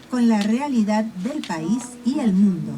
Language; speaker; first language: Spanish; native; Spanish